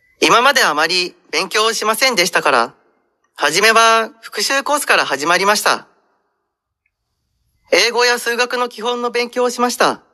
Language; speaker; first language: Japanese; non-native, learner; Indonesian